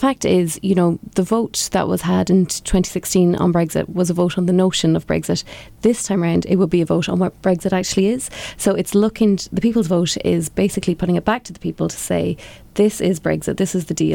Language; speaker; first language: English; native; English